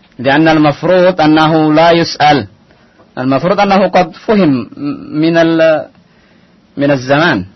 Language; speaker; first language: Arabic; non-native, fluent; Indonesian